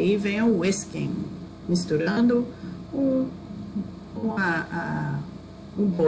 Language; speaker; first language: Portuguese; non-native, fluent; English